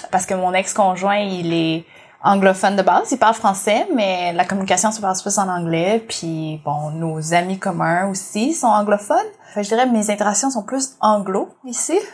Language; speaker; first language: French; early bilingual, other home language; Vietnamese